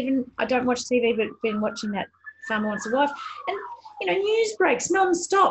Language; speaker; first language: English; native; English